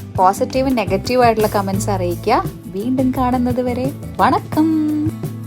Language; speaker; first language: Malayalam; native; Malayalam